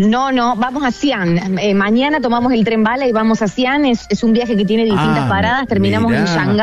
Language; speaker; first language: Spanish; native; Spanish